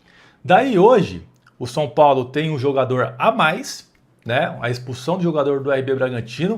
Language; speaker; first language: Portuguese; native; Portuguese